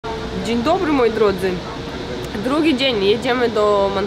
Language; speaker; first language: Polish; non-native, fluent; Russian